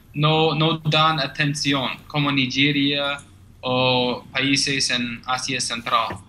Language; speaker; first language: Spanish; non-native, learner; English